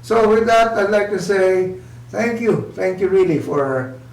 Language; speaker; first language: English; non-native, local second language; Filipino